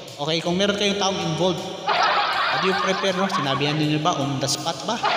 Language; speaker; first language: Filipino; non-native, local second language; Cebuano